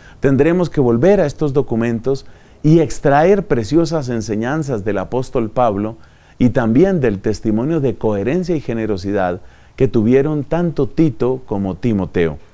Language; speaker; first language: Spanish; native; Spanish